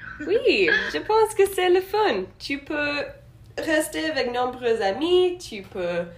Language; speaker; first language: French; non-native, learner; English